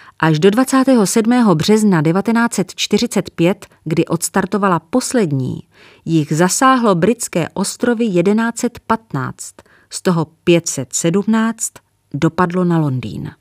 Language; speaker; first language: Czech; native; Czech